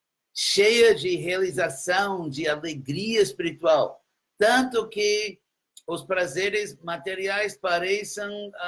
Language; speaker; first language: Portuguese; non-native, fluent; English